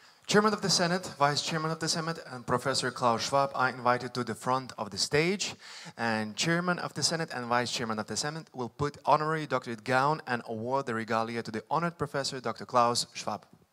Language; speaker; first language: English; non-native, fluent; Lithuanian